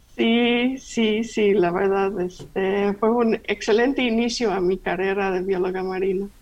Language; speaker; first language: Spanish; non-native, fluent; English